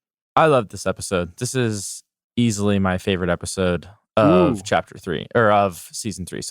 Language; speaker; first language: English; native; English